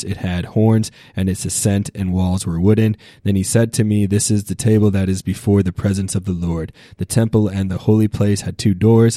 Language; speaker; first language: English; native; English